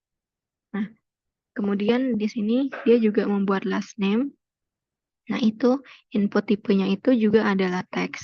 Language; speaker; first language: Indonesian; native; Indonesian